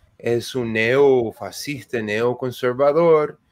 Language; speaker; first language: Spanish; non-native, fluent; English